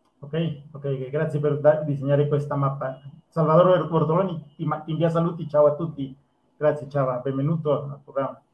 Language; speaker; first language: Italian; non-native, fluent; Spanish